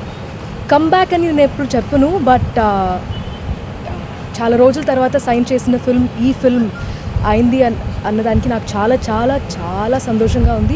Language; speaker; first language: Telugu; non-native, local second language; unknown